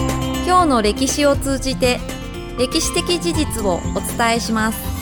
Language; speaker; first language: Japanese; non-native, fluent; Indonesian